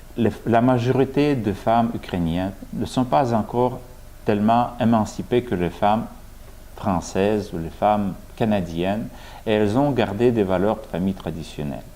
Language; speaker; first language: French; non-native, fluent; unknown